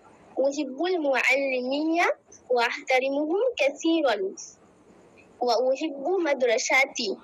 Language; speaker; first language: Arabic; non-native, learner; Bangla